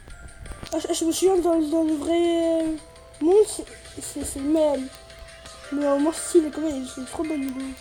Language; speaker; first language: French; native; French